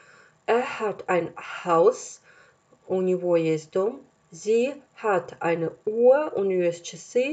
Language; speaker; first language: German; non-native, fluent; Russian